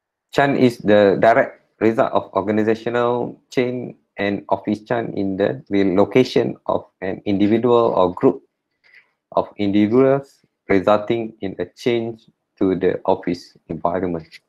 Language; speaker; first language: English; non-native, local second language; Malay